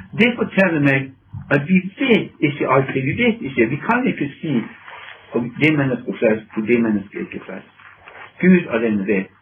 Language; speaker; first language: Norwegian; non-native, fluent; English